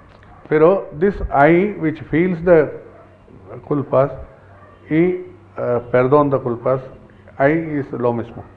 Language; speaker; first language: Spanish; non-native, learner; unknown